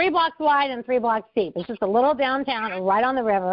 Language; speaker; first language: English; native; English